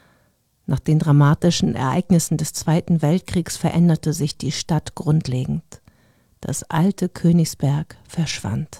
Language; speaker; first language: German; native; German